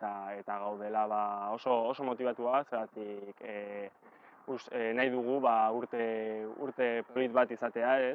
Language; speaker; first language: Basque; non-native, local second language; Spanish